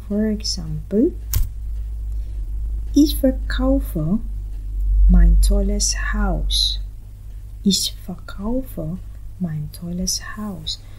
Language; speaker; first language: German; non-native, fluent; Filipino